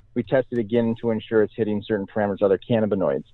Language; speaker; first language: English; native; English